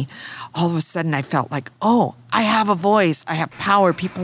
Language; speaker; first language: English; native; English